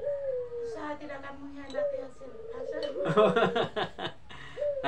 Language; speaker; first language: Indonesian; non-native, local second language; Javanese